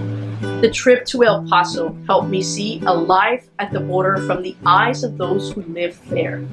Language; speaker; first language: English; non-native, local second language; Spanish